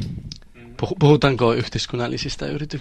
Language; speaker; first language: Finnish; non-native, learner; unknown